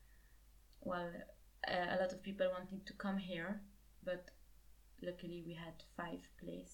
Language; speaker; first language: English; non-native, fluent; French